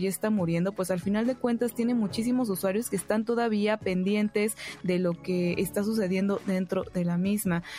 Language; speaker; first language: Spanish; native; Spanish